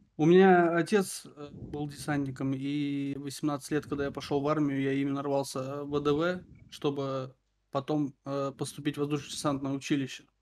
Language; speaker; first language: Russian; native; Russian